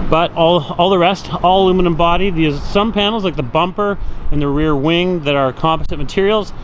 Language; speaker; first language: English; native; English